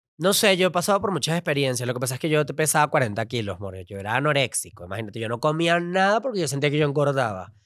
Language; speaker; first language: Spanish; native; Spanish